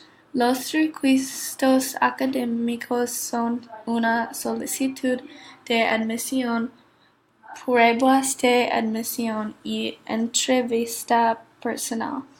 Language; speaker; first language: Spanish; non-native, learner; English